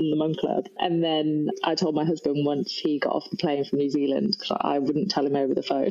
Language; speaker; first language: English; native; English